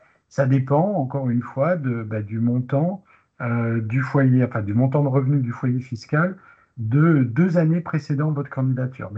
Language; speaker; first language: French; native; French